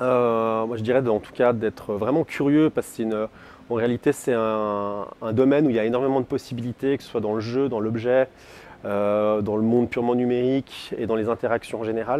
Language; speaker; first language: French; native; French